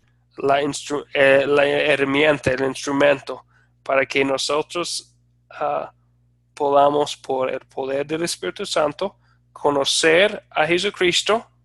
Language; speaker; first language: Spanish; non-native, fluent; English